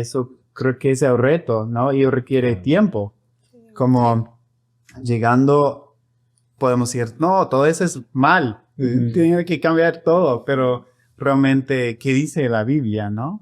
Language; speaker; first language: Spanish; non-native, fluent; English